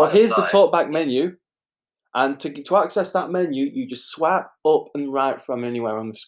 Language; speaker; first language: English; native; English